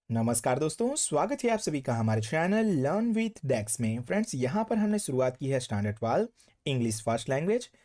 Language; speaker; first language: Hindi; non-native, local second language; Gujarati